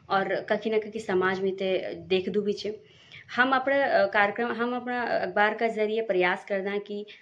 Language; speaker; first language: Hindi; non-native, local second language; Garhwali